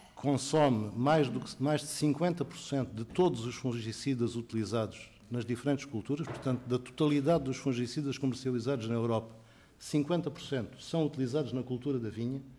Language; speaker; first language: Portuguese; native; Portuguese